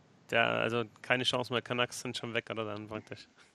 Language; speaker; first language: German; native; German